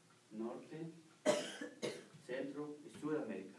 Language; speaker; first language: Spanish; native; Spanish